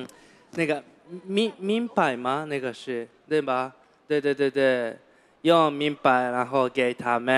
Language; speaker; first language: Chinese; non-native, learner; Japanese